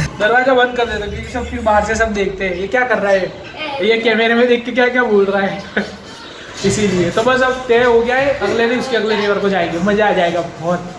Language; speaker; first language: Hindi; non-native, local second language; Marathi